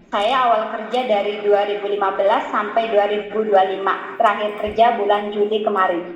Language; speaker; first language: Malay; non-native, local second language; Javanese